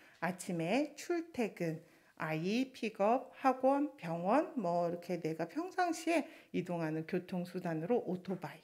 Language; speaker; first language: Korean; non-native, fluent; Chinese